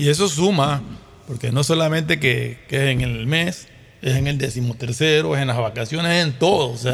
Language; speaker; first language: Spanish; native; Spanish